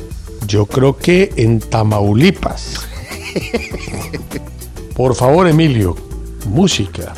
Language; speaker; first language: Spanish; native; Spanish